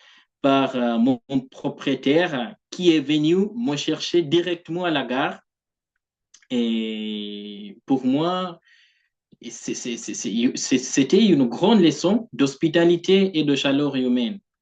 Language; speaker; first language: French; non-native, fluent; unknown